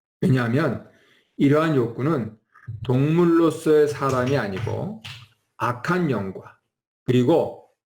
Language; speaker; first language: Korean; native; Korean